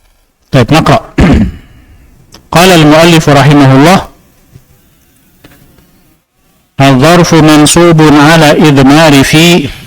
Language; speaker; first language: Arabic; non-native, fluent; Indonesian